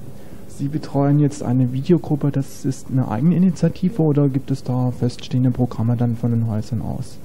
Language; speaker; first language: German; native; German